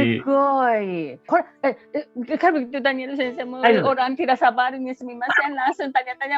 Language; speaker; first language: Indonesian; non-native, fluent; Japanese